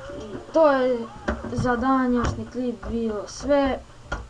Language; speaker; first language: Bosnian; early bilingual, heritage; Bosnian